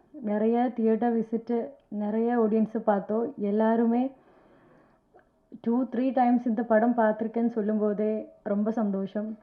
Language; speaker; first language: Tamil; non-native, learner; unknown